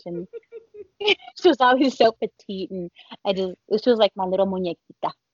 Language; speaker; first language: English; early bilingual, other home language; Spanish